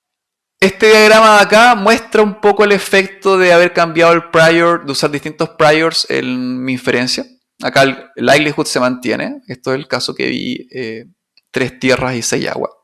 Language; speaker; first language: Spanish; native; Spanish